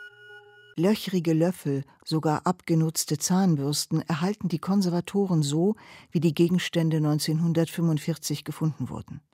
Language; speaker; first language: German; native; German